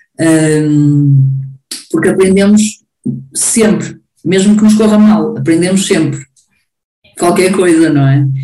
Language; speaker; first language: Portuguese; native; Portuguese